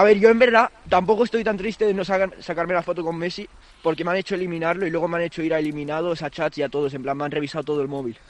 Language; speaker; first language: Spanish; early bilingual, other home language; French